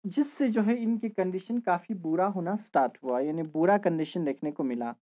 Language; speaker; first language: Hindi; non-native, local second language; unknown